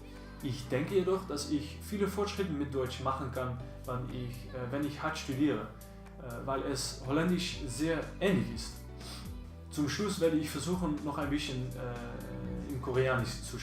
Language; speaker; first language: German; non-native, learner; Dutch